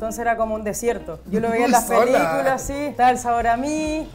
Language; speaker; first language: Spanish; native; Spanish